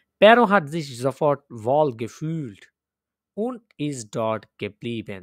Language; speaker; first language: German; non-native, learner; Bangla